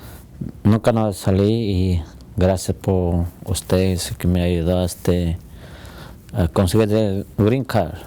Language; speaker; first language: Spanish; non-native, local second language; Quechua